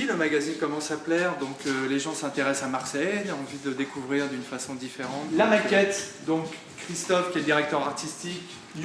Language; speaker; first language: French; native; French